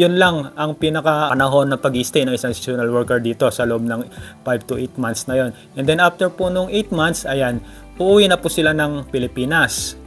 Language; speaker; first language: Filipino; native; Filipino